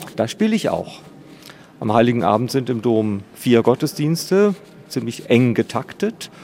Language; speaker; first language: German; native; German